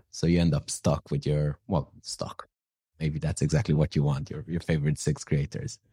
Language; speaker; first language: English; non-native, fluent; Romanian